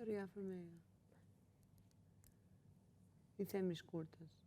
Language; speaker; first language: Albanian; native; Albanian